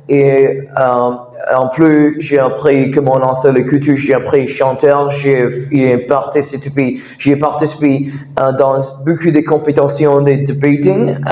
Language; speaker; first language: French; non-native, learner; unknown